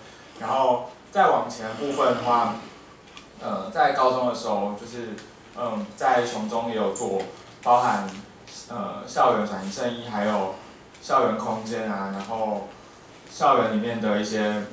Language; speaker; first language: Chinese; native; Chinese